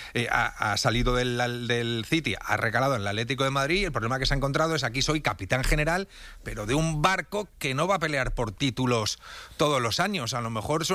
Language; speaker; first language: Spanish; native; Spanish